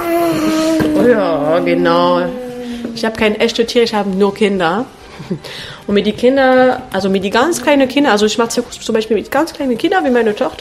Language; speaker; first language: German; non-native, fluent; French